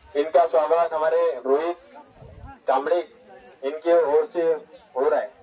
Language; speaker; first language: Hindi; non-native, local second language; Marathi